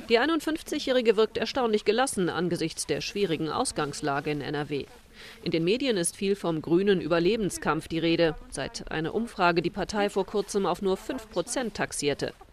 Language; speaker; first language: German; native; German